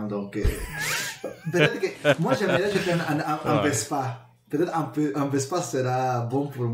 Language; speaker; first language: French; non-native, learner; Spanish